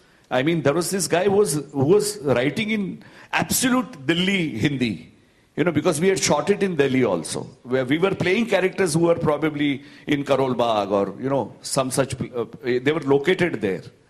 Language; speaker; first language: English; non-native, local second language; Gujarati